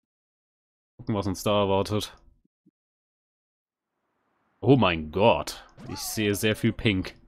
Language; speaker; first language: German; native; German